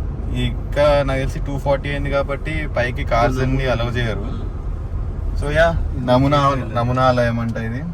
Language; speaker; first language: Telugu; native; Telugu